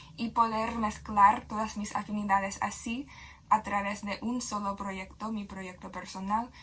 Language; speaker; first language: Spanish; non-native, fluent; English